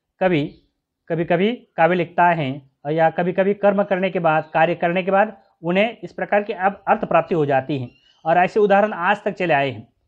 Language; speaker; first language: Hindi; non-native, local second language; Marathi